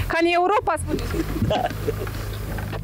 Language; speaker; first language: Romanian; native; Romanian